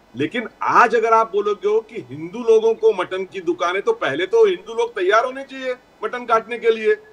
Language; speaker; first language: Hindi; non-native, local second language; Gujarati